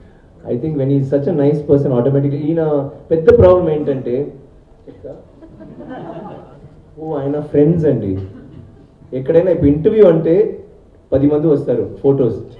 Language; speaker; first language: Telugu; non-native, learner; Tamil